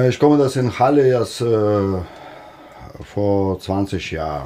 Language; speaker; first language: German; non-native, learner; Russian